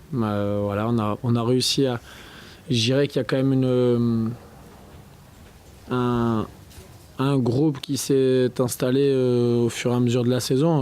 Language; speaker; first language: French; native; French